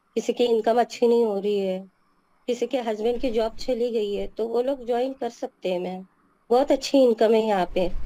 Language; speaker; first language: Hindi; non-native, local second language; Telugu